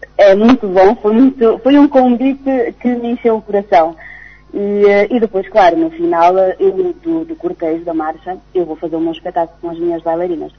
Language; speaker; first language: Portuguese; native; Portuguese